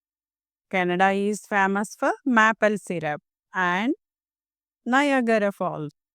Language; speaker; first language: English; non-native, local second language; Telugu